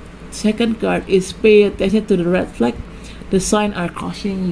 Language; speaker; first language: English; non-native, learner; Indonesian